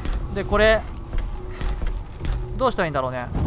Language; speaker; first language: Japanese; native; Japanese